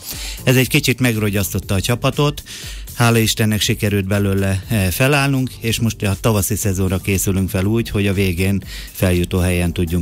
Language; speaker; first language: Hungarian; native; Hungarian